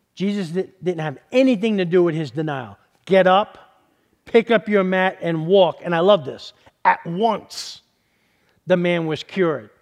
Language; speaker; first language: English; native; English